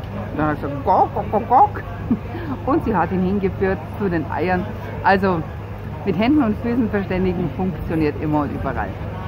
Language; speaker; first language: German; native; German